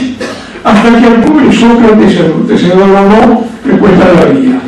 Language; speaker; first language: Spanish; native; Spanish